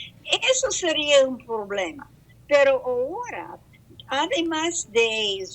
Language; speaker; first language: Spanish; non-native, learner; English